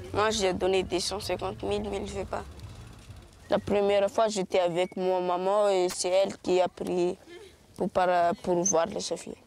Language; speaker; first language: French; non-native, learner; Malagasy